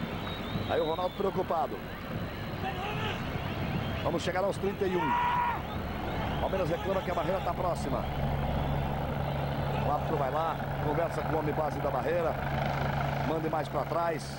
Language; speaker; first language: Portuguese; native; Portuguese